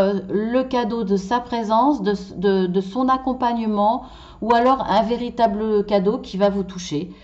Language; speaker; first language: French; native; French